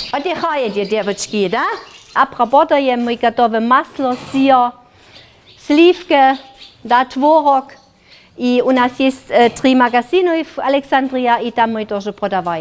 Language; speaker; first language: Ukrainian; non-native, learner; German